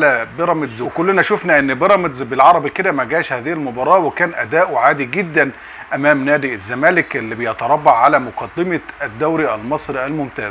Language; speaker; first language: Arabic; native; Arabic